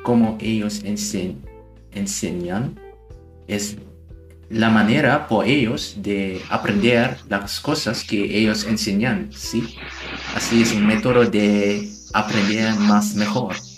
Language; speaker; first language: Spanish; non-native, learner; German